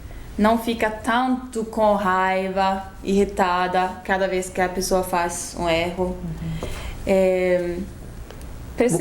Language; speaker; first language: Portuguese; non-native, fluent; Swedish